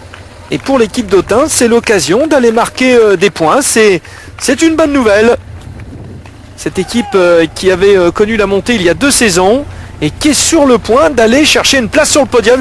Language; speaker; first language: French; native; French